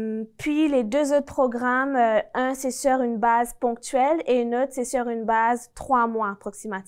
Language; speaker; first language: French; native; French